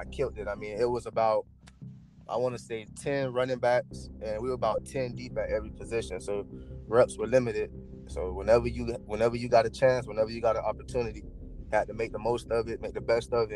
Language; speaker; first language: English; native; English